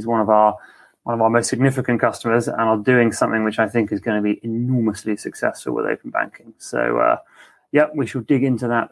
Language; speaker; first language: English; native; English